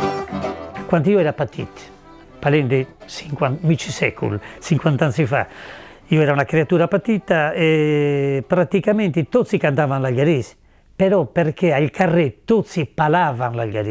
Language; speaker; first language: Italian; non-native, local second language; Catalan